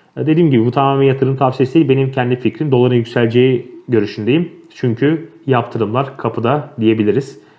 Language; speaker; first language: Turkish; native; Turkish